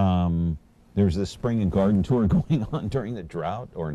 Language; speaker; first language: English; native; English